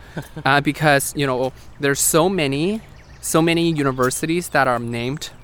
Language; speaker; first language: English; non-native, fluent; Chinese